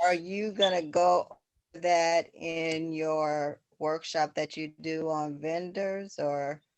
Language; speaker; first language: English; native; English